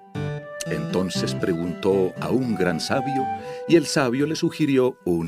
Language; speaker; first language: Spanish; native; Spanish